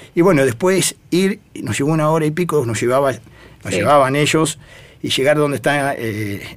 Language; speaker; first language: Spanish; native; Spanish